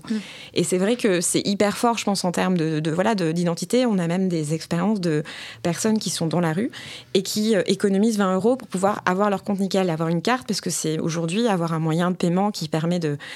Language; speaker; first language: French; native; French